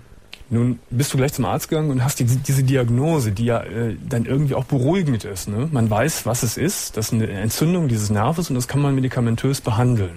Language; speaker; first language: German; native; German